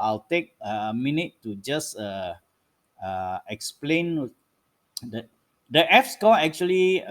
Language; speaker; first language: English; non-native, local second language; Malay